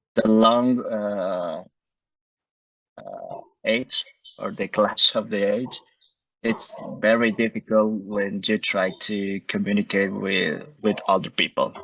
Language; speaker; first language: English; non-native, learner; Spanish